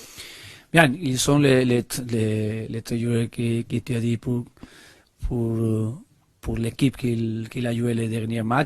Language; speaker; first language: French; non-native, learner; Spanish